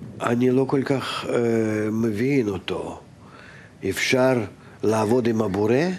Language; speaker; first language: Hebrew; non-native, fluent; Russian